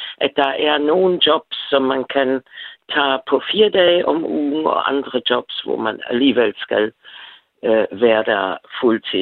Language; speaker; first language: Danish; non-native, fluent; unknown